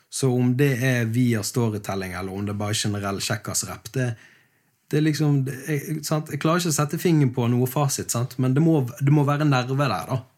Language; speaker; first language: Norwegian; native; Norwegian